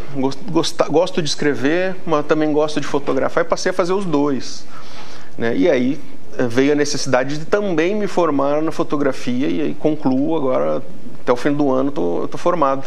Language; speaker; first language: Portuguese; native; Portuguese